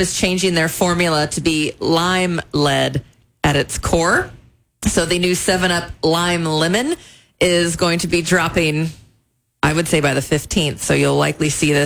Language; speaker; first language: English; native; English